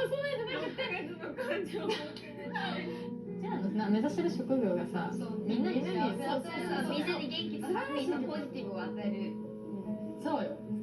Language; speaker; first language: Japanese; native; Japanese